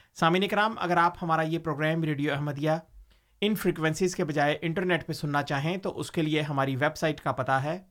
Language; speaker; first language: Urdu; native; Urdu